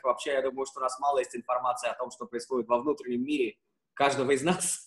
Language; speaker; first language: Russian; native; Russian